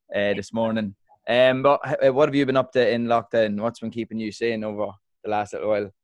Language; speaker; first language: English; native; English